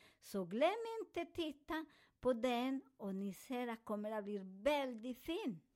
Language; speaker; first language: Swedish; non-native, fluent; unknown